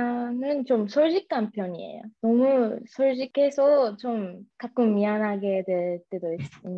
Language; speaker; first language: Korean; early bilingual, heritage; Japanese